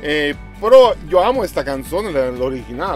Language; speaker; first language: Spanish; non-native, learner; Italian